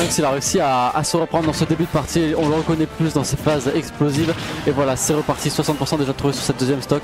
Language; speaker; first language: French; native; French